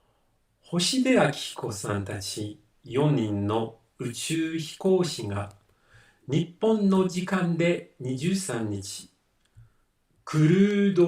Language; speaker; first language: Japanese; non-native, fluent; French